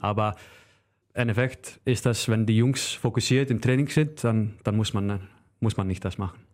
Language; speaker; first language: German; non-native, learner; Icelandic